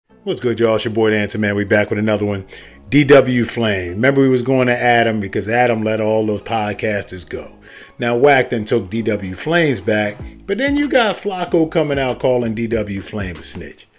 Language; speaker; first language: English; native; English